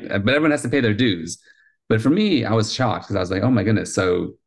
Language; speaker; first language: English; early bilingual, heritage; Spanish